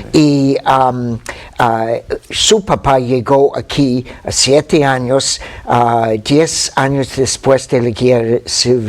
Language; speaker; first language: Spanish; non-native, fluent; English